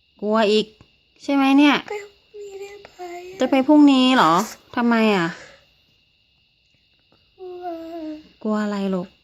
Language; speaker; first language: Thai; native; Thai